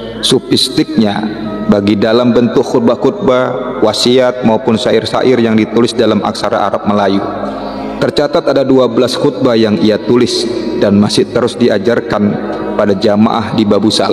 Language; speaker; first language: Indonesian; native; Indonesian